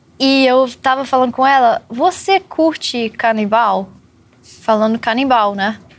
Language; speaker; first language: Portuguese; non-native, fluent; English